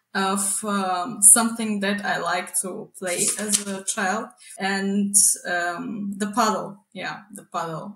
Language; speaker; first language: English; non-native, fluent; Bulgarian